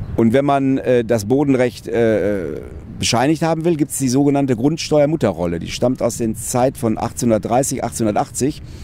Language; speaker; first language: German; native; German